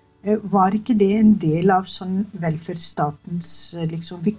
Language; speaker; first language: Norwegian; non-native, fluent; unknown